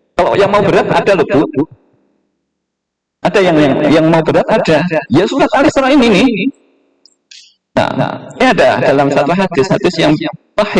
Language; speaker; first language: Indonesian; non-native, local second language; Javanese